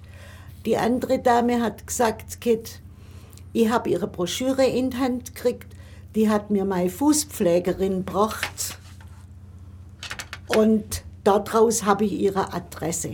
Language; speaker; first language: German; native; German